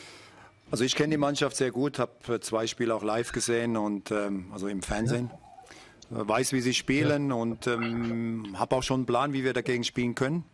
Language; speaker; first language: German; native; German